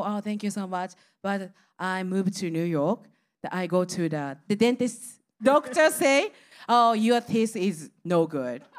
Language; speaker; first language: English; non-native, learner; Japanese